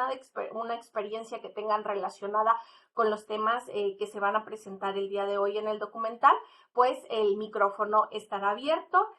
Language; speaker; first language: Spanish; native; Spanish